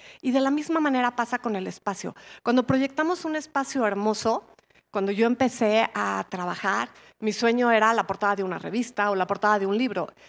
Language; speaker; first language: Spanish; native; Spanish